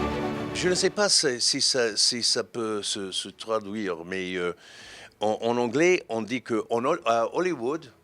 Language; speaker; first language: French; non-native, fluent; English